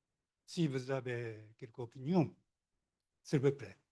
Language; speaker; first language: French; non-native, learner; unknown